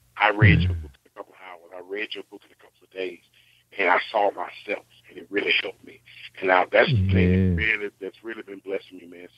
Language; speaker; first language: English; native; English